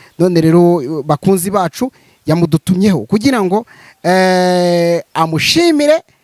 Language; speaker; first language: Kinyarwanda; native; Kinyarwanda